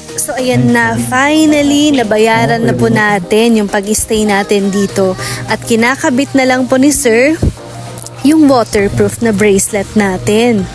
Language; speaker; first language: Filipino; non-native, local second language; Iloko